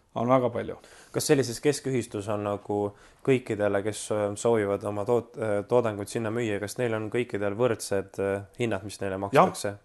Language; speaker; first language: Estonian; native; Estonian